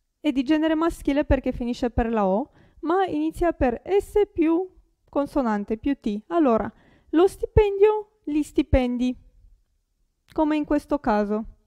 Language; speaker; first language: Italian; non-native, fluent; Romanian